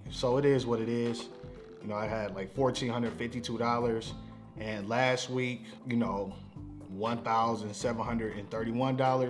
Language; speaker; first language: English; native; English